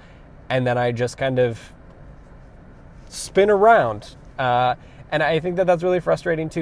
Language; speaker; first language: English; native; English